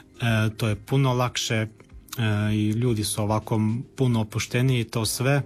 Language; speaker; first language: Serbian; early bilingual, heritage; Croatian